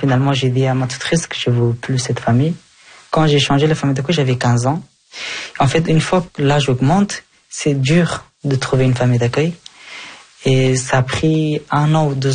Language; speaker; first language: French; non-native, fluent; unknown